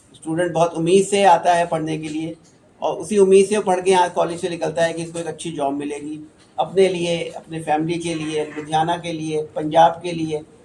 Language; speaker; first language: Hindi; non-native, local second language; Punjabi